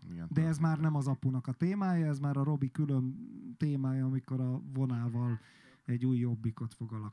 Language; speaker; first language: Hungarian; native; Hungarian